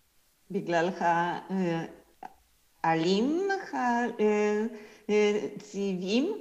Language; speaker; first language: Hebrew; non-native, learner; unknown